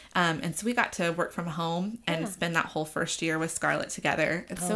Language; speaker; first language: English; native; English